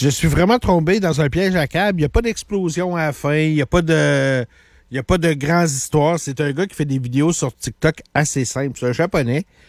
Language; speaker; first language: French; native; French